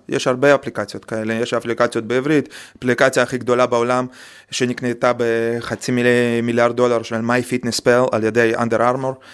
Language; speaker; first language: Hebrew; non-native, fluent; Russian